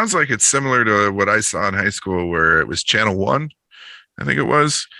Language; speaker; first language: English; native; English